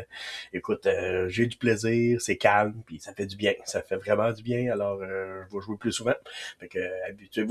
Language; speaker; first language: French; native; French